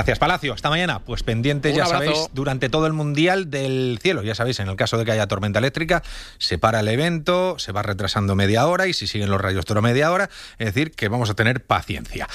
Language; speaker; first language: Spanish; native; Spanish